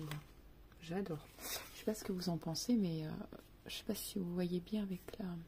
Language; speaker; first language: French; native; French